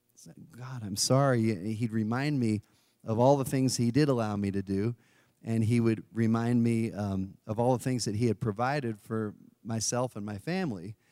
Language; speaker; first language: English; native; English